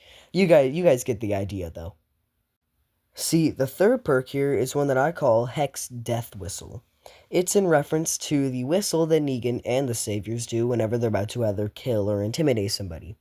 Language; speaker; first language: English; native; English